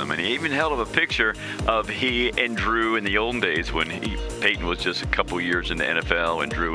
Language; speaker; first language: English; native; English